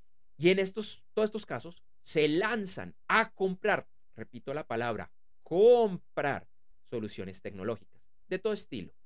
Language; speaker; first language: Spanish; native; Spanish